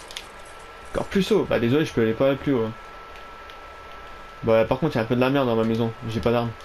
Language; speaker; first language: French; native; French